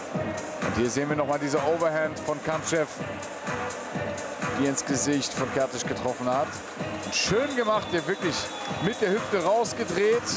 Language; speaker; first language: German; native; German